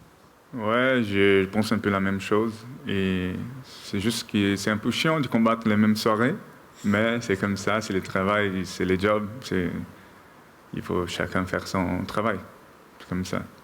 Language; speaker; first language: French; non-native, learner; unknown